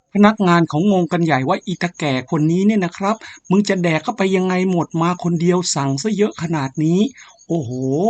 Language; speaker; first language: Thai; native; Thai